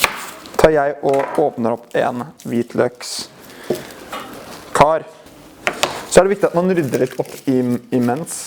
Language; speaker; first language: Norwegian; native; Norwegian